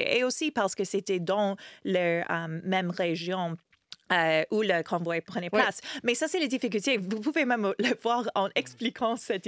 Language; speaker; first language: French; non-native, fluent; English